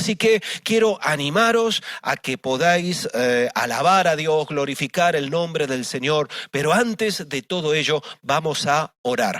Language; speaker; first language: Spanish; native; Spanish